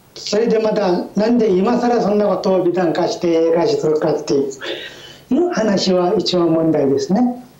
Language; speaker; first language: Japanese; non-native, fluent; Mongolian